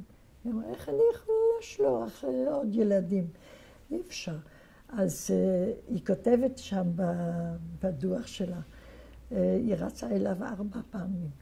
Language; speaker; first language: Hebrew; non-native, fluent; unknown